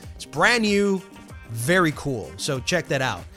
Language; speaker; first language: English; non-native, fluent; Spanish